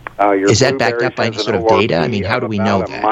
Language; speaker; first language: English; native; English